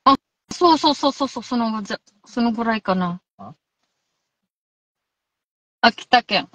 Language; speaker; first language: Japanese; non-native, local second language; Filipino